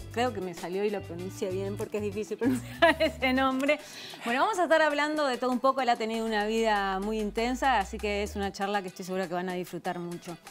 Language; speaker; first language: Spanish; native; Spanish